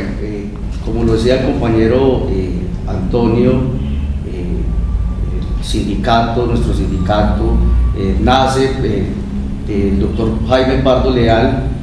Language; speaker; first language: Spanish; native; Spanish